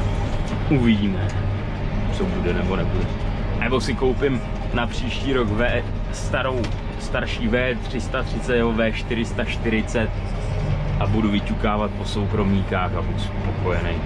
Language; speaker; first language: Czech; native; Czech